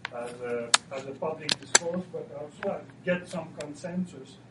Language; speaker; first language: English; non-native, fluent; French